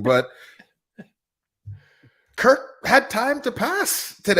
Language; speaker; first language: English; native; English